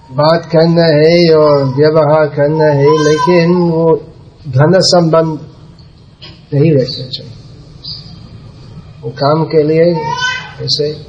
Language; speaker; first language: Hindi; non-native, fluent; English